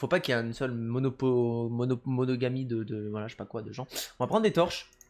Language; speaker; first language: French; native; French